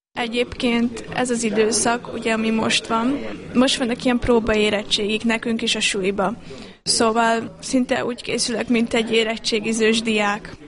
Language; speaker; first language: Hungarian; native; Hungarian